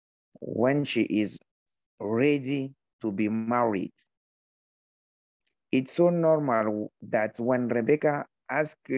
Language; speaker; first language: English; non-native, learner; Arabic